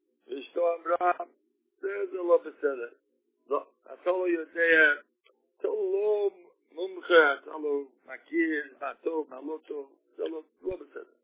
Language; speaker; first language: Hebrew; non-native, fluent; Yiddish